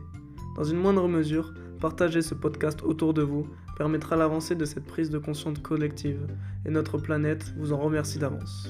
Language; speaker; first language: French; native; French